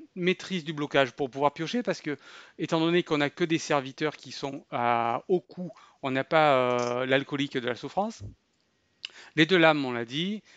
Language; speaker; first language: French; native; French